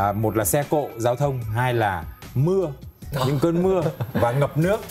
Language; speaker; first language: Vietnamese; native; Vietnamese